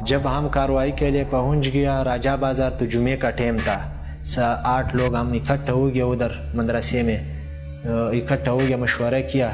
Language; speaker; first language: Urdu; non-native, local second language; Pashto